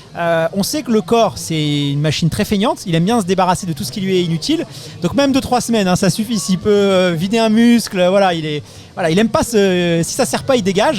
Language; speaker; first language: French; native; French